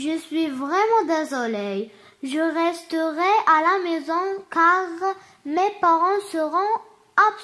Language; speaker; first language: French; non-native, learner; Arabic